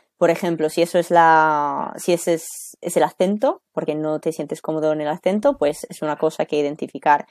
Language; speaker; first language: Spanish; non-native, fluent; English